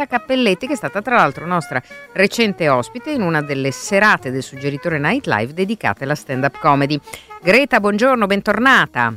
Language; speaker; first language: Italian; native; Italian